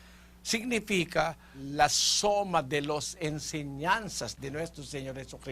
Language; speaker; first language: Spanish; non-native, fluent; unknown